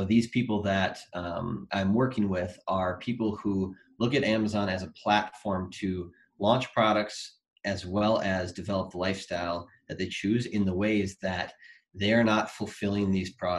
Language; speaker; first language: English; native; English